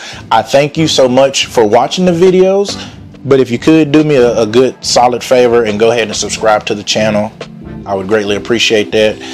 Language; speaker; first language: English; native; English